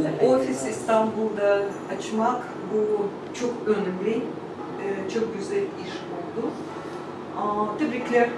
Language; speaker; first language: Turkish; non-native, learner; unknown